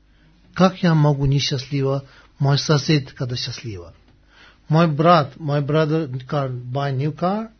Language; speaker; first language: Russian; non-native, learner; Tibetan